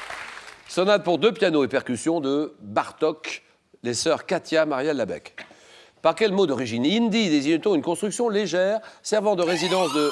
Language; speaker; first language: French; native; French